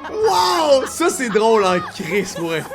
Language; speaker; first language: French; native; French